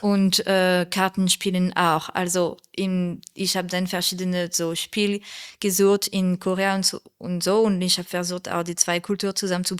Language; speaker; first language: German; non-native, learner; French